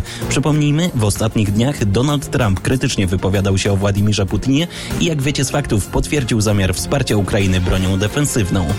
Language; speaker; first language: Polish; native; Polish